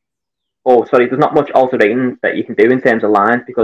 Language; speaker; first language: English; native; English